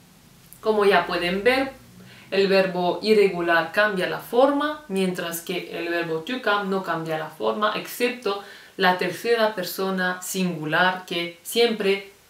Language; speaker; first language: Spanish; non-native, fluent; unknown